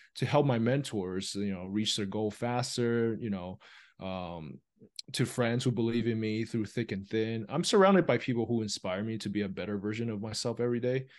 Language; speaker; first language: English; early bilingual, other home language; Chinese